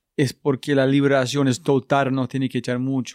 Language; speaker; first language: Spanish; non-native, learner; English